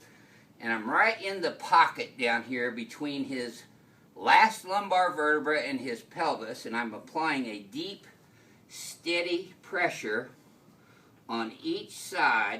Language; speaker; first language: English; native; English